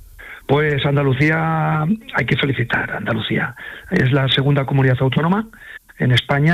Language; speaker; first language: Spanish; native; Spanish